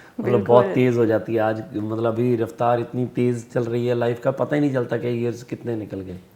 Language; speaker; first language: Hindi; non-native, local second language; Punjabi